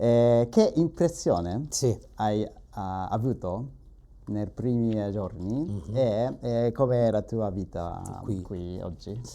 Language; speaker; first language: Italian; non-native, learner; Japanese